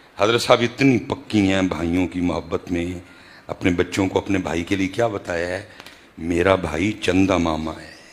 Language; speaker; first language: Urdu; non-native, local second language; Punjabi